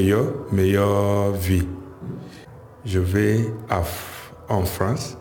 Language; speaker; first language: French; non-native, learner; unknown